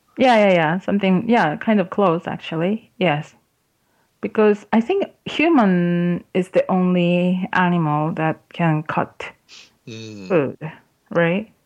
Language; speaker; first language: English; non-native, fluent; Japanese